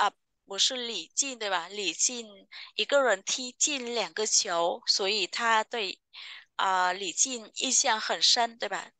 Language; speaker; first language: Chinese; non-native, fluent; Vietnamese